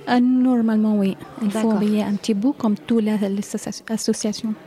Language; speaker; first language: French; non-native, learner; Arabic